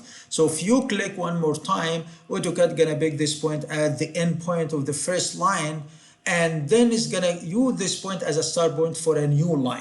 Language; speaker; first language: English; non-native, fluent; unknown